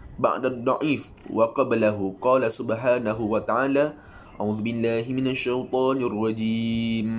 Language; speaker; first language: Arabic; non-native, learner; Malay